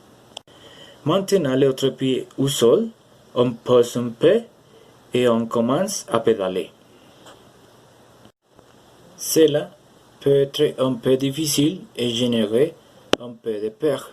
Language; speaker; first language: French; non-native, learner; Spanish